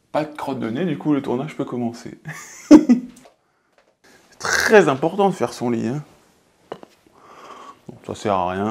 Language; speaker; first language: French; native; French